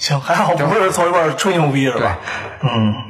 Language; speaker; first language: Chinese; native; Chinese